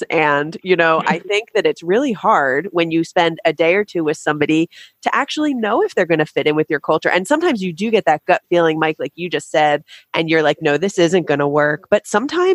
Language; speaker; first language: English; native; English